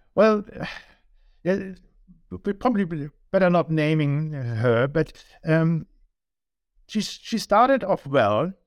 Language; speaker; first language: English; non-native, fluent; German